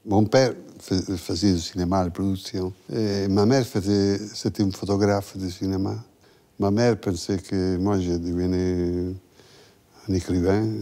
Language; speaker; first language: French; non-native, fluent; Italian